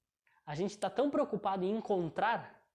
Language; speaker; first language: Portuguese; native; Portuguese